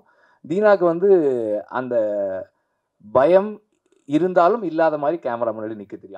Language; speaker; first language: Tamil; native; Tamil